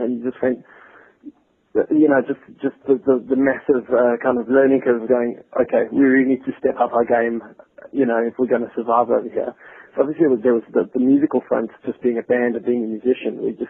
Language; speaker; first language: English; native; English